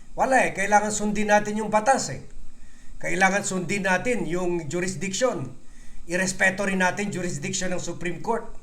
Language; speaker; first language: Filipino; native; Filipino